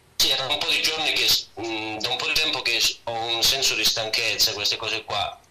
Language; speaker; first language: Italian; native; Italian